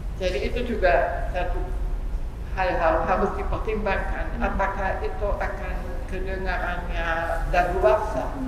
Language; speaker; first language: Indonesian; non-native, fluent; German